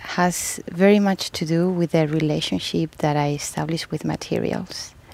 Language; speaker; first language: English; non-native, fluent; Spanish